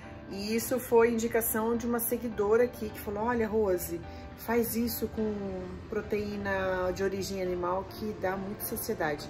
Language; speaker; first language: Portuguese; native; Portuguese